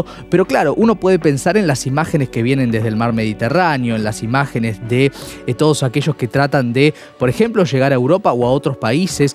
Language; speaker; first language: Spanish; native; Spanish